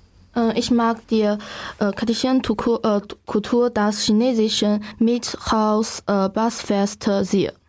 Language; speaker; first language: German; non-native, learner; Chinese